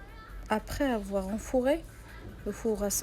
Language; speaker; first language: French; non-native, local second language; Arabic